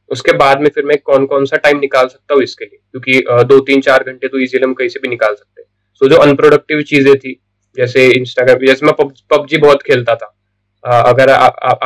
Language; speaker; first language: Hindi; non-native, local second language; Marathi